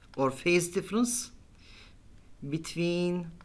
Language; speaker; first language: English; non-native, fluent; Turkish